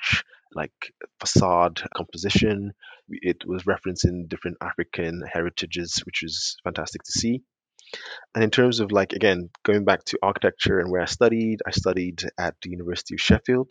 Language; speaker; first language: English; native; English